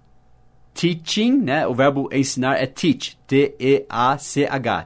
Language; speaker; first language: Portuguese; non-native, fluent; English